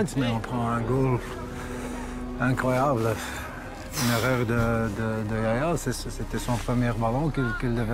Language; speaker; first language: French; non-native, local second language; Dutch